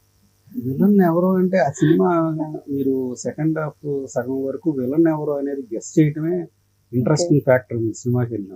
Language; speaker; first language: Telugu; native; Telugu